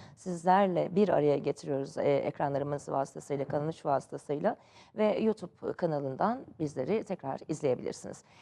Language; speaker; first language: Turkish; native; Turkish